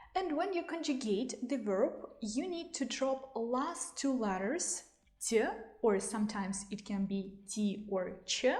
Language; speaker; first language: English; non-native, fluent; Russian